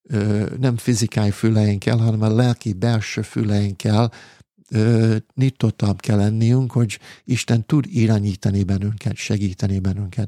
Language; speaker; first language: Hungarian; non-native, fluent; English